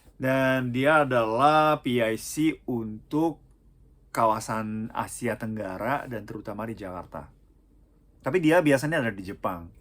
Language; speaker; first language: Indonesian; non-native, fluent; Japanese